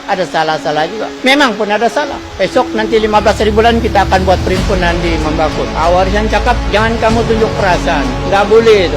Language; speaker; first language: Malay; non-native, local second language; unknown